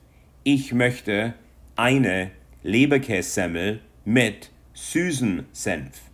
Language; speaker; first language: German; non-native, fluent; English